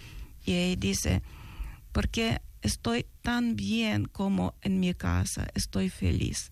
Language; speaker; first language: Spanish; non-native, learner; Ukrainian